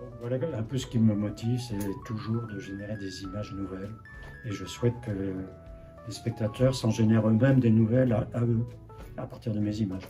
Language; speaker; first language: French; native; French